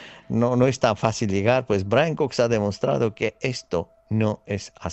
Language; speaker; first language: Spanish; non-native, fluent; Armenian